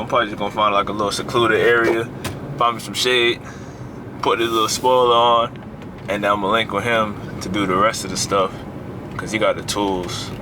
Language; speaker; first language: English; native; English